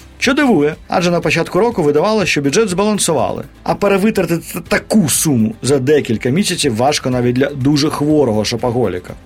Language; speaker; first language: Ukrainian; non-native, local second language; Russian